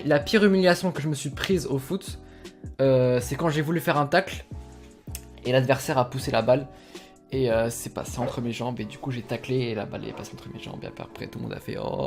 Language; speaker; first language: French; native; French